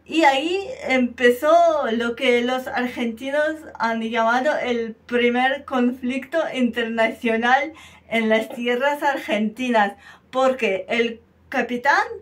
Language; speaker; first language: Spanish; non-native, fluent; Russian